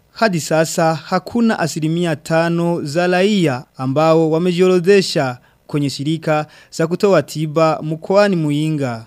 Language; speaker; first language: Swahili; non-native, local second language; Rundi